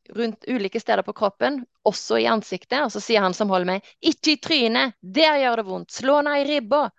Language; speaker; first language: Norwegian; native; Norwegian